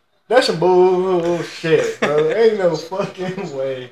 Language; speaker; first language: English; native; English